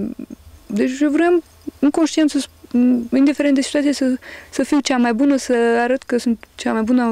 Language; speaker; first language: Romanian; early bilingual, heritage; Romanian